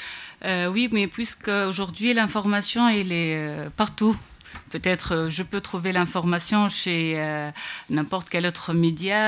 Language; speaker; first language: French; non-native, local second language; Arabic